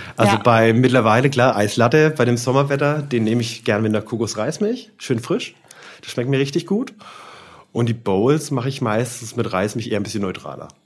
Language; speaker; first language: German; native; German